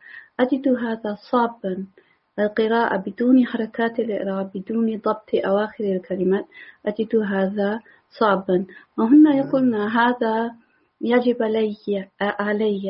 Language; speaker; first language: Arabic; non-native, learner; English